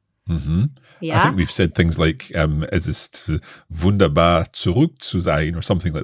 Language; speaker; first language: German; non-native, learner; English